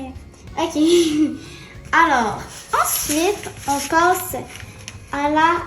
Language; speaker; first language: French; native; French